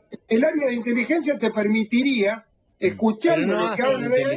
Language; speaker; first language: Spanish; native; Spanish